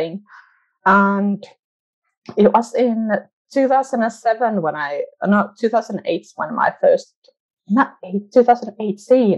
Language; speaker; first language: English; non-native, fluent; Finnish